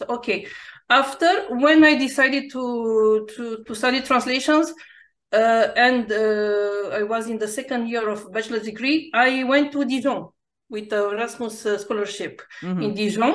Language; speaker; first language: English; non-native, fluent; Romanian